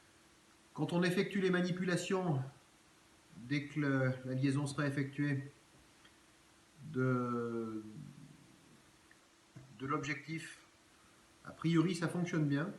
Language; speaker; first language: French; native; French